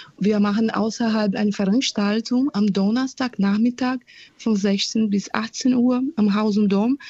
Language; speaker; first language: German; non-native, fluent; Portuguese